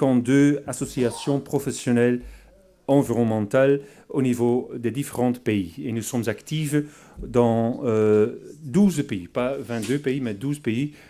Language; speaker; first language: French; non-native, fluent; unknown